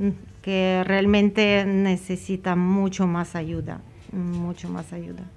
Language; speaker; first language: Spanish; non-native, fluent; Ukrainian